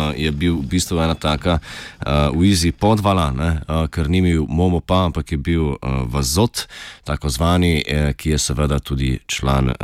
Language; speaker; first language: Slovenian; native; Slovenian